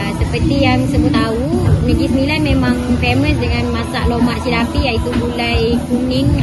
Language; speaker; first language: Malay; native; Malay